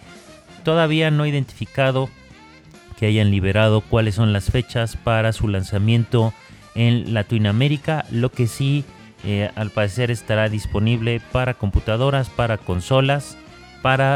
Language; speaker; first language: Spanish; native; Spanish